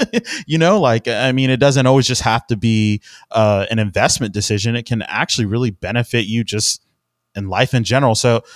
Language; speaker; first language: English; native; English